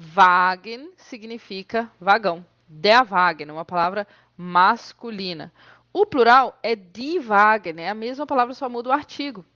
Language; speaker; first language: Portuguese; native; Portuguese